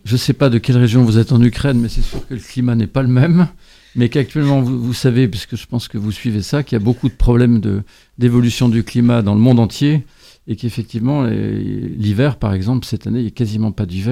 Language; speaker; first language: French; native; French